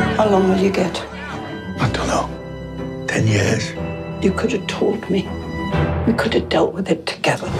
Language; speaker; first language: English; native; English